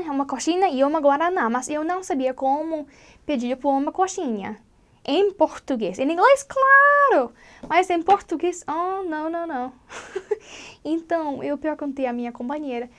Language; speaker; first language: Portuguese; non-native, learner; English